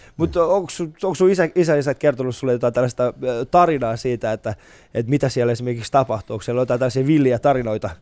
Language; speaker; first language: Finnish; non-native, fluent; Persian